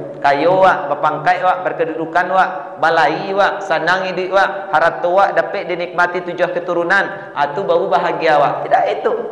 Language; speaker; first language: Malay; non-native, local second language; Minangkabau